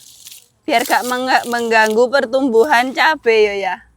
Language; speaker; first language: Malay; non-native, local second language; Javanese